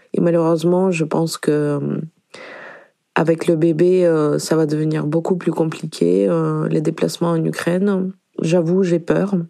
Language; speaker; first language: French; non-native, fluent; Ukrainian